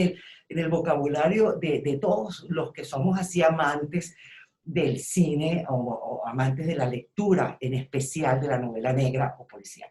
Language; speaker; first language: Spanish; native; Spanish